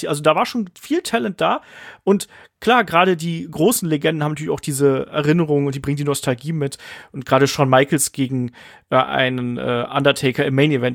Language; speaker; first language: German; native; German